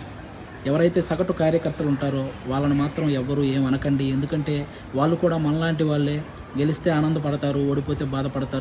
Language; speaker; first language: Telugu; native; Telugu